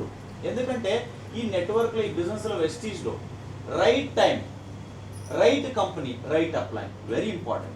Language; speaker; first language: Telugu; non-native, learner; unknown